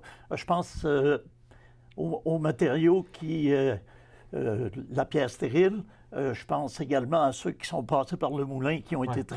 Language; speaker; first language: French; native; French